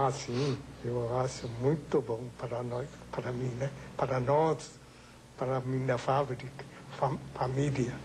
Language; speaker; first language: Portuguese; non-native, learner; Japanese